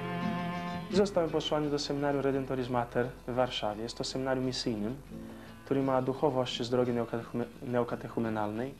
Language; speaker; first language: Polish; non-native, fluent; Portuguese